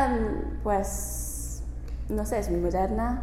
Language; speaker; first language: Spanish; non-native, learner; English